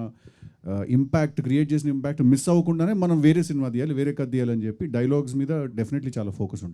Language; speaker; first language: Telugu; native; Telugu